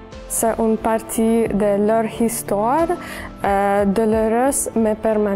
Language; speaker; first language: French; non-native, learner; Ukrainian